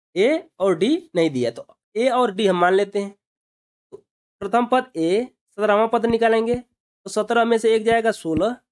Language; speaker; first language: Hindi; native; Hindi